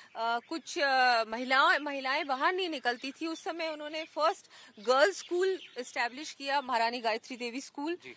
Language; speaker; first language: Hindi; native; Hindi